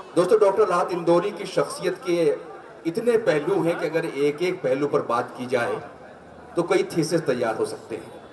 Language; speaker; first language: Urdu; native; Urdu